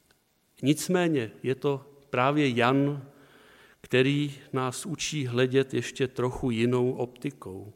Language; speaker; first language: Czech; native; Czech